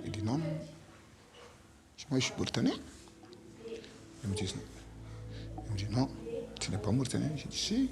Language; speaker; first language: French; non-native, local second language; Fula